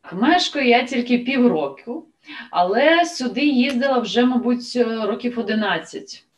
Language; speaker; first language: Ukrainian; native; Ukrainian